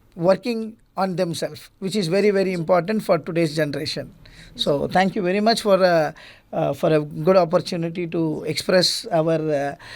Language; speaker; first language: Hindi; non-native, local second language; Gujarati